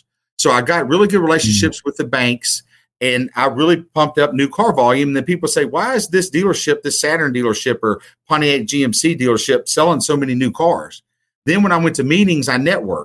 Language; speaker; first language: English; native; English